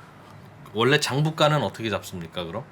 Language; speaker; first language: Korean; native; Korean